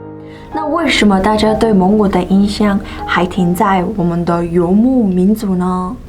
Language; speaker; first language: Chinese; non-native, fluent; Mongolian